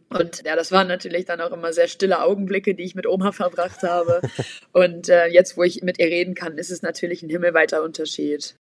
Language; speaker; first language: German; native; German